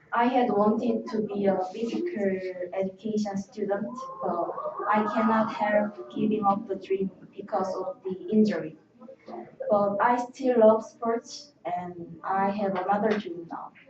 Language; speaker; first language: English; non-native, learner; Korean